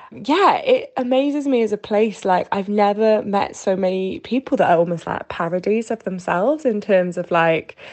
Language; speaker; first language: English; native; English